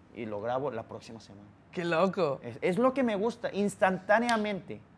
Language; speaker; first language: Spanish; early bilingual, other home language; Korean